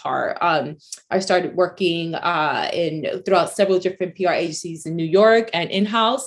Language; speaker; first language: English; early bilingual, other home language; Spanish